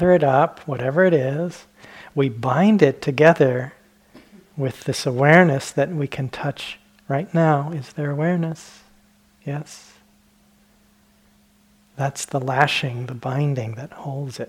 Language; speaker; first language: English; native; English